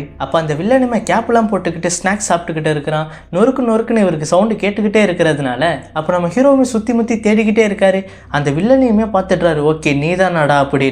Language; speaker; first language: Tamil; native; Tamil